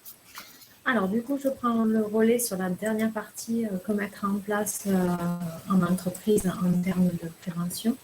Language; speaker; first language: French; native; French